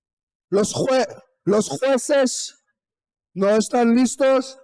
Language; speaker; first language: Spanish; non-native, learner; French